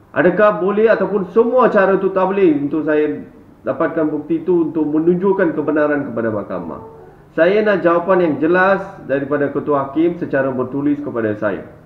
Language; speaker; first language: Malay; non-native, local second language; Tamil